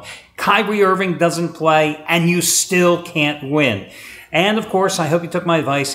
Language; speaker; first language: English; native; English